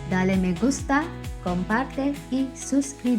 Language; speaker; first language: Spanish; non-native, learner; Filipino